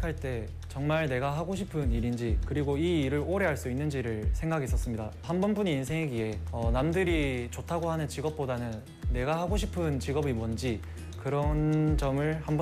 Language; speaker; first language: Korean; native; Korean